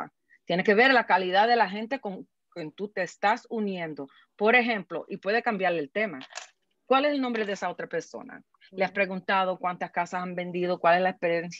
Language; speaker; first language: Spanish; early bilingual, other home language; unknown